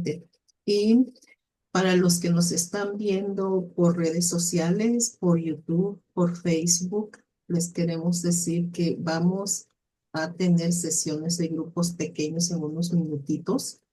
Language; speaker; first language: Spanish; native; Spanish